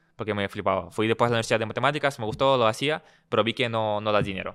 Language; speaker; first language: Spanish; early bilingual, other home language; Russian